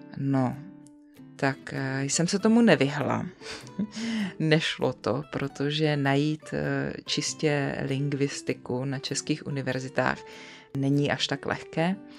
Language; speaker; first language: Czech; native; Czech